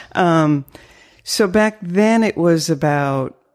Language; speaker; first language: English; early bilingual, other home language; French